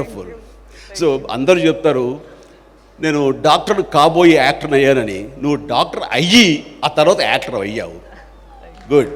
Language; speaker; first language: Telugu; native; Telugu